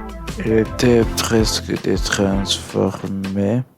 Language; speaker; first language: French; non-native, learner; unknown